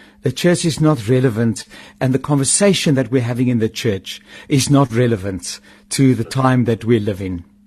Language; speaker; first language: English; non-native, local second language; Afrikaans